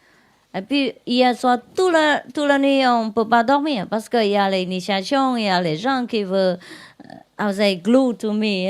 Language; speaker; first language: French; non-native, learner; Vietnamese